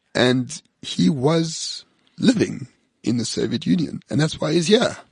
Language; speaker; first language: English; native; English